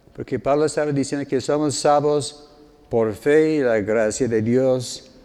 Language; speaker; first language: Spanish; non-native, fluent; English